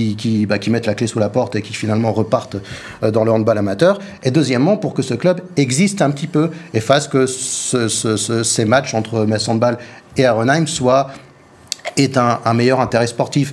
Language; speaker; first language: French; native; French